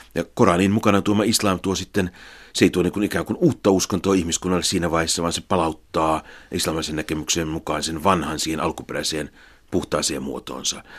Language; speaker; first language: Finnish; native; Finnish